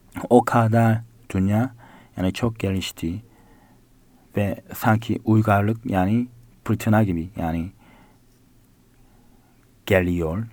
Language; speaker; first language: Turkish; non-native, learner; Korean